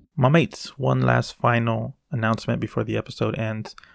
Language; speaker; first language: English; early bilingual, other home language; Spanish